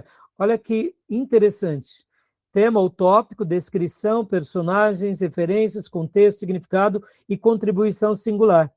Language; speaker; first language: Portuguese; native; Portuguese